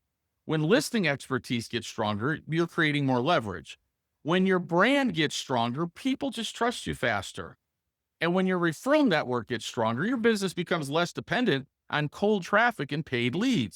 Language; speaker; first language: English; native; English